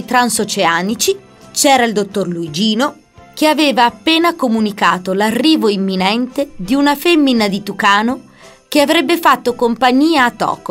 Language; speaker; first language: Italian; native; Italian